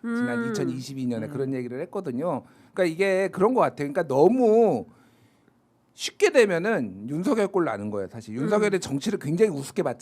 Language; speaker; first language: Korean; native; Korean